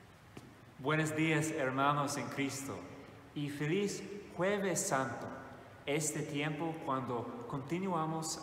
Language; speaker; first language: Spanish; non-native, fluent; English